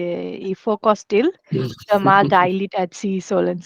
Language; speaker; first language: Danish; non-native, learner; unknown